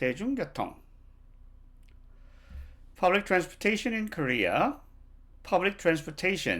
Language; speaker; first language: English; non-native, fluent; Korean